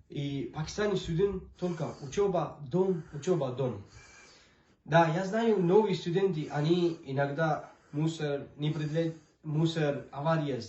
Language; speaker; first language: Russian; non-native, learner; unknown